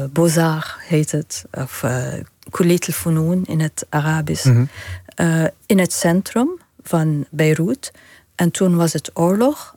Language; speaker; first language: Dutch; non-native, fluent; Arabic